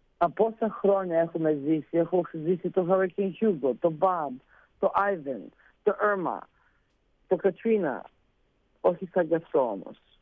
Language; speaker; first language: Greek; early bilingual, heritage; Greek